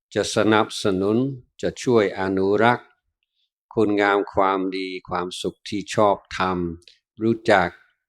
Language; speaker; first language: Thai; non-native, fluent; English